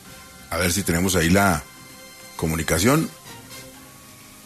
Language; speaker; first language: Spanish; native; Spanish